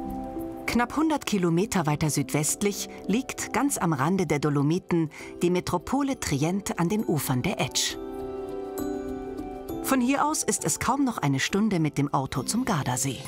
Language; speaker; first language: German; native; German